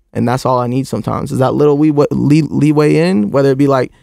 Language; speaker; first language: English; native; English